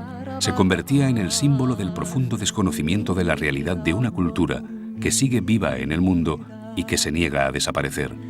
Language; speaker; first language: Spanish; native; Spanish